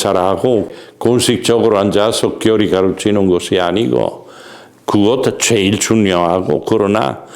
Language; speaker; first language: Korean; non-native, fluent; Italian